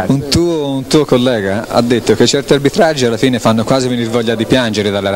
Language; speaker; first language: Italian; native; Italian